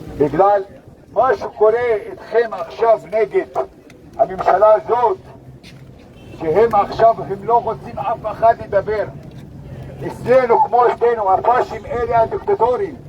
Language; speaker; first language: Hebrew; non-native, local second language; Arabic